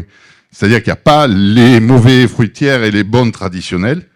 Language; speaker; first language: French; native; French